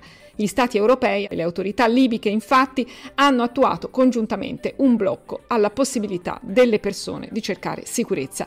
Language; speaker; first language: Italian; native; Italian